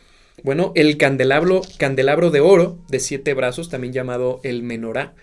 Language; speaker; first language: Spanish; native; Spanish